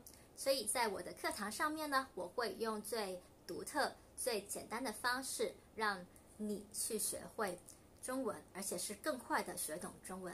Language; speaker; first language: Chinese; non-native, local second language; Cantonese